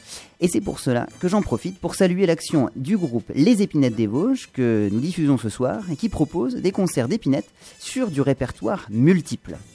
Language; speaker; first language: French; native; French